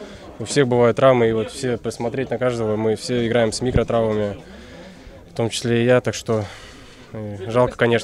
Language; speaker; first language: Russian; native; Russian